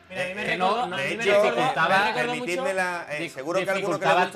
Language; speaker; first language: Spanish; native; Spanish